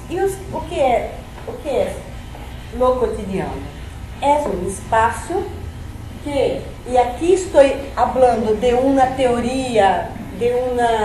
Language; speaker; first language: Spanish; non-native, fluent; Portuguese